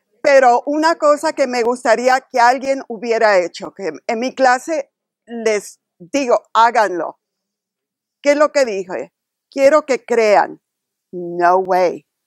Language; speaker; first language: Spanish; early bilingual, heritage; Spanish